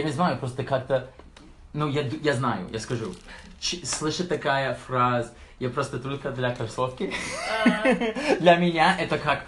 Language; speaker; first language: Russian; non-native, learner; English